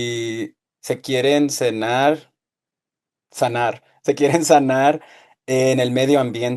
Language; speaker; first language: Spanish; early bilingual, heritage; Spanish